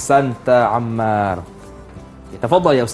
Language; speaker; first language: Arabic; non-native, fluent; Malay